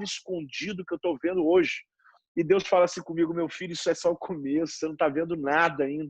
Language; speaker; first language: Portuguese; native; Portuguese